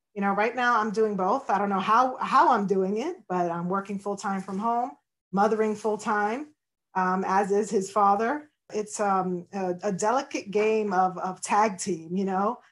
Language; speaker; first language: English; native; English